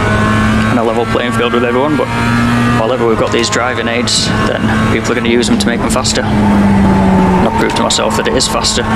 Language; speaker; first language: English; native; English